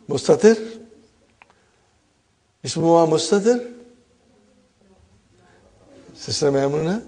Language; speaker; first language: Arabic; non-native, fluent; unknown